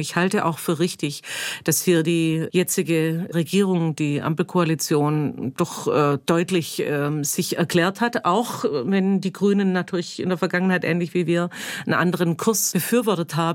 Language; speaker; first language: German; native; German